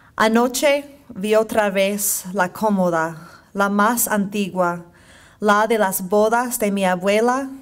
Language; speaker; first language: Spanish; non-native, fluent; English